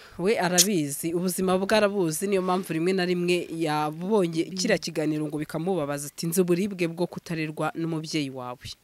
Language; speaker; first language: Kinyarwanda; native; Kinyarwanda